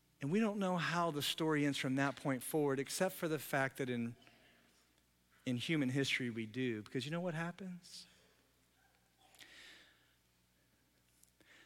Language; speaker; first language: English; native; English